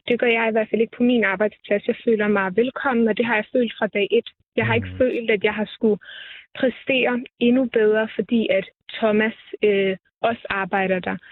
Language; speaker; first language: Danish; early bilingual, other home language; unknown